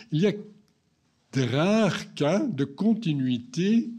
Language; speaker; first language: French; non-native, fluent; Dutch